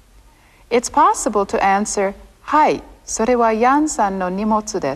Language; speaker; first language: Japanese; non-native, fluent; English